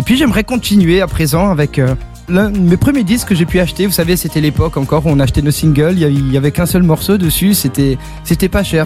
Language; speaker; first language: French; native; French